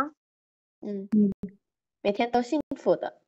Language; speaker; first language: Chinese; non-native, learner; Indonesian